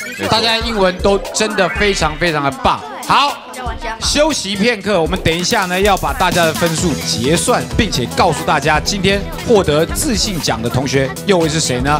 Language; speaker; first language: Chinese; native; Chinese